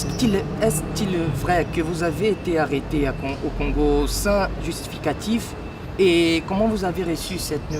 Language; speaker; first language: French; non-native, learner; Portuguese